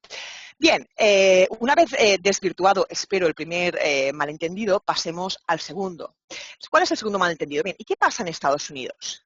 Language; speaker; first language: Spanish; native; Spanish